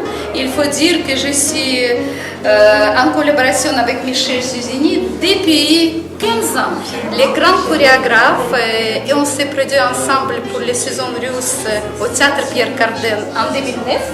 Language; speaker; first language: French; non-native, fluent; Russian